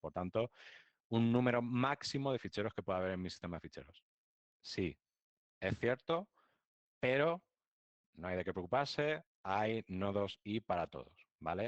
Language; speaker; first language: Spanish; native; Spanish